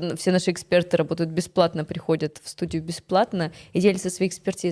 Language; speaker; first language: Russian; native; Russian